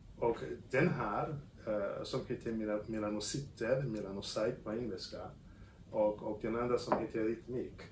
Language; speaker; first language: Swedish; non-native, fluent; French